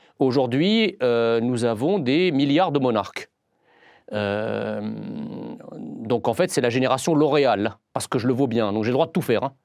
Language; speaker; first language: French; early bilingual, other home language; Arabic